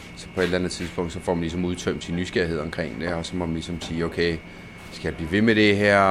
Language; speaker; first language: Danish; early bilingual, other home language; Italian